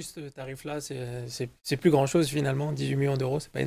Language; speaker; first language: French; native; French